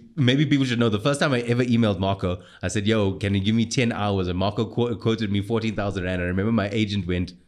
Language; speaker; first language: English; native; English